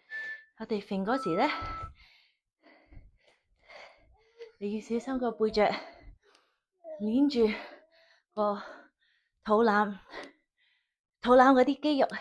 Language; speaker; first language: Cantonese; early bilingual, heritage; Cantonese